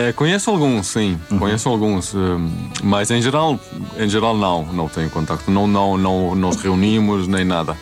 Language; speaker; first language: Portuguese; non-native, fluent; Swedish